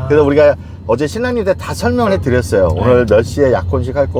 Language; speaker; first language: Korean; native; Korean